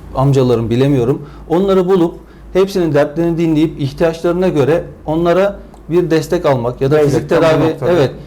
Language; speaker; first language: Turkish; native; Turkish